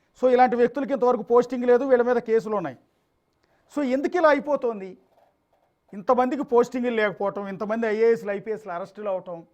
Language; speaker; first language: Telugu; native; Telugu